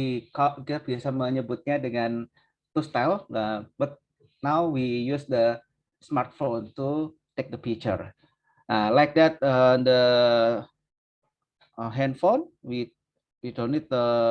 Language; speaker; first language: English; non-native, learner; Indonesian